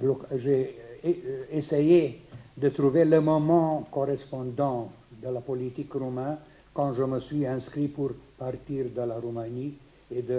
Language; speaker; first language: French; non-native, fluent; Romanian